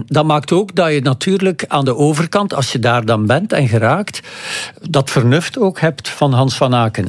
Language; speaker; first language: Dutch; native; Dutch